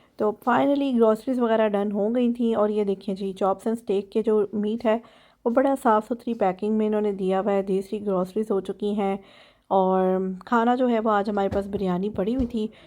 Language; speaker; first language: Urdu; native; Urdu